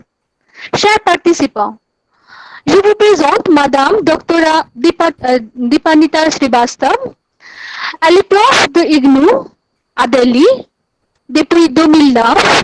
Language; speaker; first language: French; non-native, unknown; Bangla